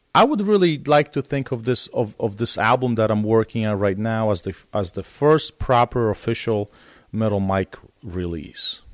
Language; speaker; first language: English; non-native, fluent; Polish